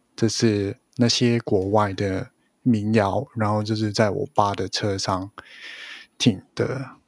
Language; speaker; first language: Chinese; non-native, local second language; Cantonese